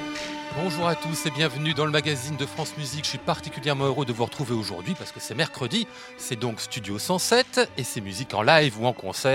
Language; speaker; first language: French; native; French